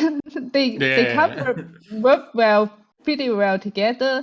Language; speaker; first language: English; non-native, fluent; Chinese